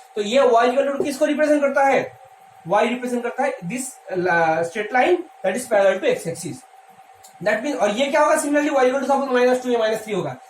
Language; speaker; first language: Hindi; non-native, local second language; Bangla